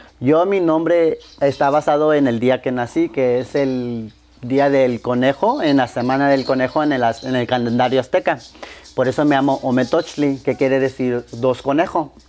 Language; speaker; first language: Spanish; early bilingual, heritage; Spanish